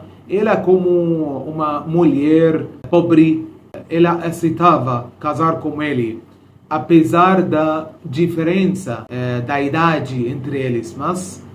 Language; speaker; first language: Portuguese; non-native, fluent; Arabic